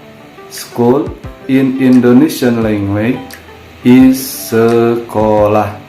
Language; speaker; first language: English; non-native, learner; Indonesian